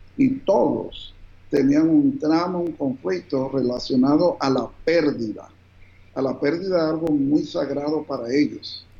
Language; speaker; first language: Spanish; early bilingual, heritage; Spanish